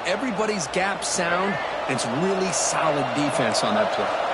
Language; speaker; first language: English; native; English